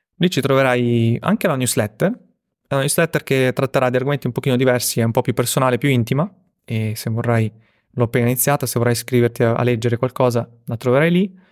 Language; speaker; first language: Italian; early bilingual, other home language; Russian